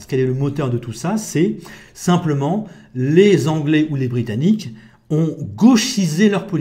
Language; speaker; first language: French; native; French